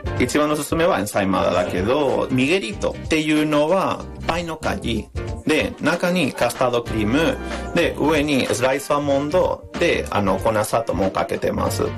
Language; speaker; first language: Japanese; non-native, fluent; Spanish